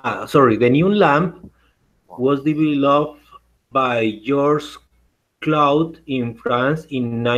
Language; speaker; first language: English; non-native, learner; Spanish